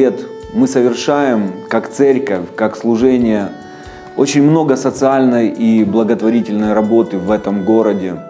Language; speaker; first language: Russian; native; Russian